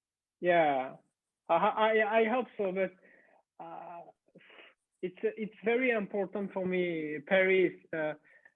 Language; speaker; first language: English; non-native, learner; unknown